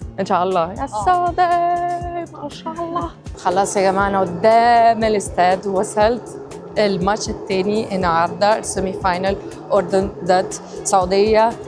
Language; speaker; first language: Egyptian Arabic; non-native, fluent; English